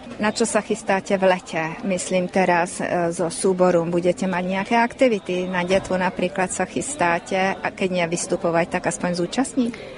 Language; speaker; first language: Slovak; early bilingual, heritage; Slovak